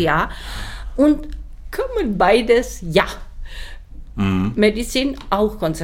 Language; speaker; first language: German; non-native, learner; Czech